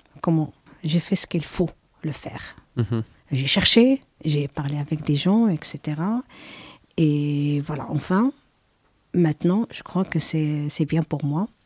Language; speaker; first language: French; non-native, learner; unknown